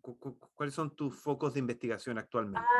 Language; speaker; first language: Spanish; native; Spanish